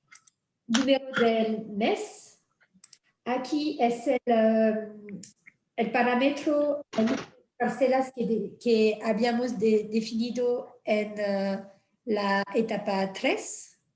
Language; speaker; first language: Spanish; non-native, fluent; French